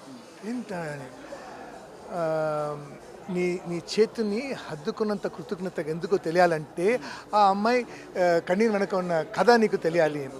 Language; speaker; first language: Telugu; non-native, fluent; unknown